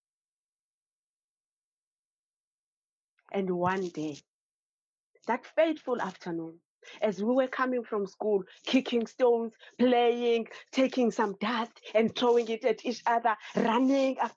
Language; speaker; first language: English; non-native, local second language; Xhosa